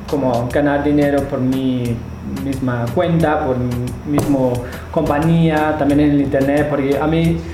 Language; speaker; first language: Spanish; non-native, fluent; German